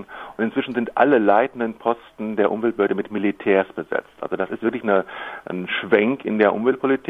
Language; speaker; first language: German; native; German